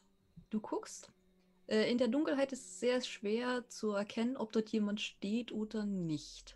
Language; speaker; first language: German; native; German